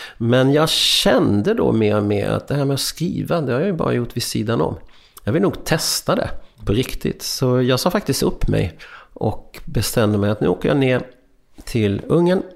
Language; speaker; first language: Swedish; early bilingual, other home language; Hungarian